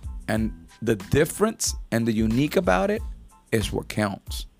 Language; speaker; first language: English; early bilingual, other home language; Spanish